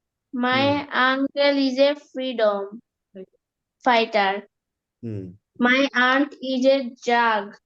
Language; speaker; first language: English; non-native, learner; Bangla